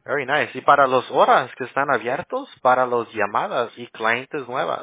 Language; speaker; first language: Spanish; early bilingual, other home language; English